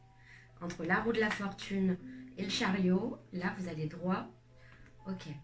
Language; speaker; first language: French; native; French